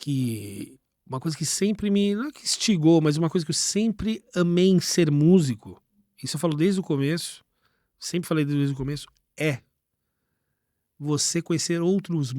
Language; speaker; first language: Portuguese; native; Portuguese